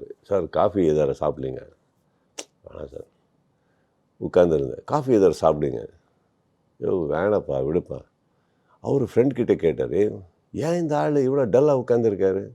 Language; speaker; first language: Tamil; non-native, learner; Kannada